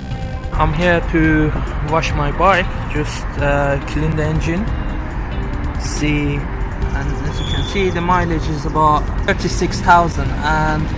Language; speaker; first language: English; non-native, fluent; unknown